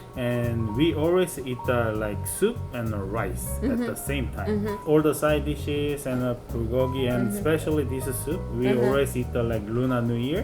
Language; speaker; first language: English; non-native, fluent; Korean